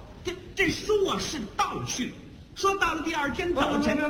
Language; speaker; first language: Chinese; native; Chinese